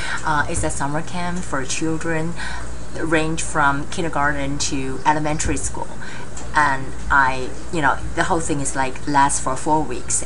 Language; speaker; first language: English; non-native, fluent; Chinese